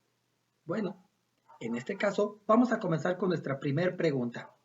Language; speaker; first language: Spanish; native; Spanish